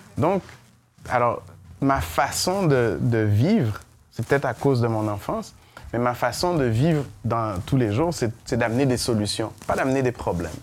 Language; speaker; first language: French; early bilingual, other home language; Haitian Creole